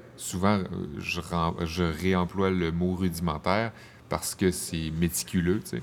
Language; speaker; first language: French; native; French